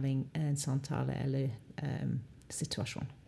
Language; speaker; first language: Norwegian; non-native, fluent; English